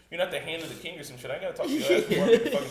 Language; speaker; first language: English; native; English